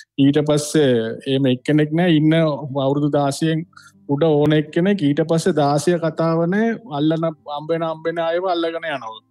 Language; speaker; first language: Sinhala; non-native, local second language; Tamil